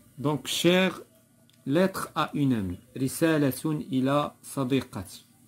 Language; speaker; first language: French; non-native, local second language; Arabic